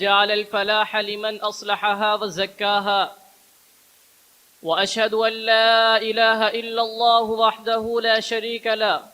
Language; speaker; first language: Arabic; non-native, learner; Urdu